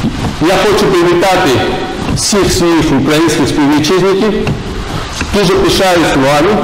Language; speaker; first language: Ukrainian; non-native, fluent; Georgian